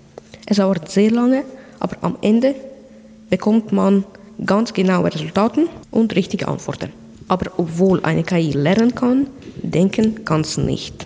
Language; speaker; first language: German; non-native, local second language; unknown